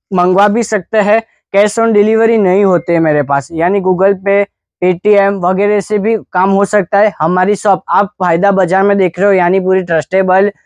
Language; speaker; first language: Hindi; non-native, local second language; Gujarati